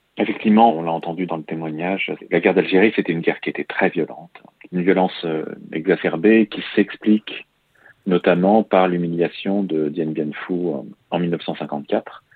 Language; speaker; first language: French; native; French